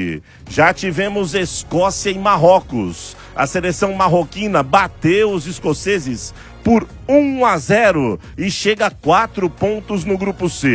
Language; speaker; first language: Portuguese; native; Portuguese